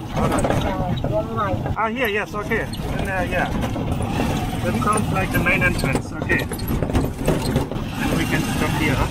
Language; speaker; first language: English; non-native, fluent; German